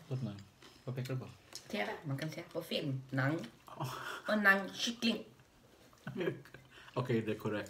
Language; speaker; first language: Swedish; native; Swedish